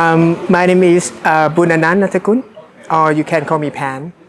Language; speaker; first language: English; non-native, fluent; Thai